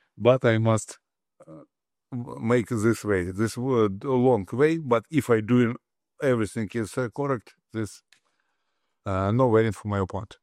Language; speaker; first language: English; non-native, learner; Russian